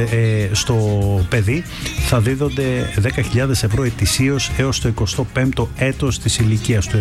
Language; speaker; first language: Greek; native; Greek